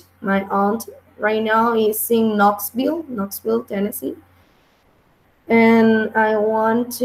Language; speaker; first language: English; non-native, learner; Spanish